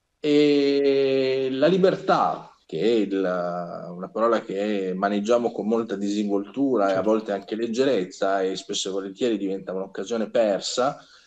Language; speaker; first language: Italian; native; Italian